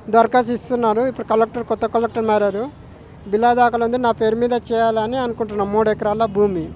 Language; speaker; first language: Telugu; native; Telugu